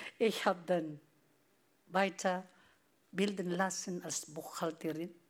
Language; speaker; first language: German; non-native, fluent; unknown